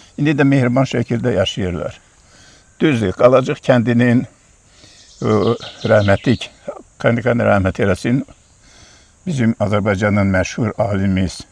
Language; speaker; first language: Azerbaijani; non-native, local second language; Lezghian